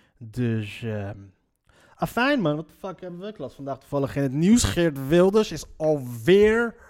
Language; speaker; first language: Dutch; early bilingual, other home language; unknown